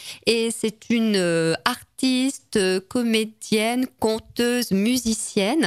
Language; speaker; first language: French; native; French